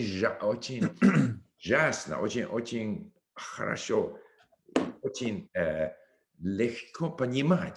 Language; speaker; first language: Russian; non-native, learner; English